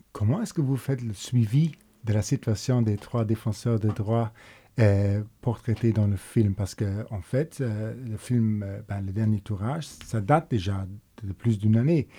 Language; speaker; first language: French; non-native, local second language; Luxembourgish